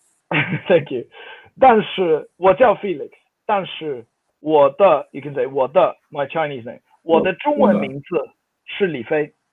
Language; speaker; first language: Chinese; non-native, fluent; Swedish